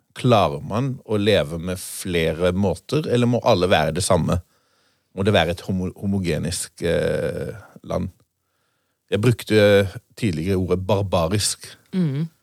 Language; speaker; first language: Norwegian; non-native, fluent; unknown